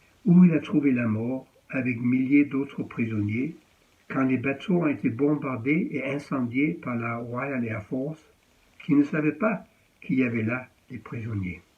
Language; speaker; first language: French; early bilingual, heritage; French